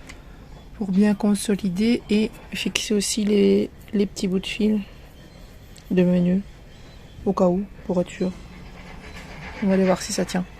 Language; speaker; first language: French; native; French